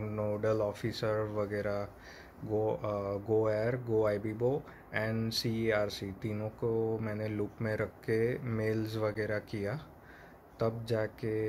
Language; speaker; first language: Hindi; non-native, local second language; Gujarati